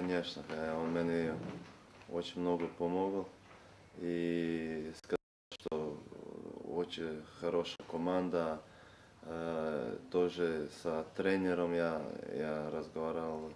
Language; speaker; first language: Russian; non-native, learner; Serbian